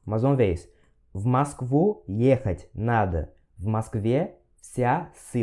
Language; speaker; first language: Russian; non-native, fluent; Portuguese